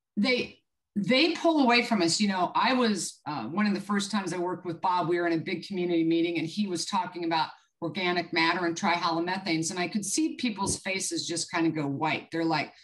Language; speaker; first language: English; native; English